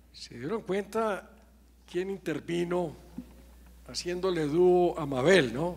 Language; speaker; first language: Spanish; native; Spanish